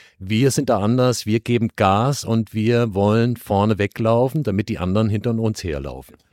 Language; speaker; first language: German; native; German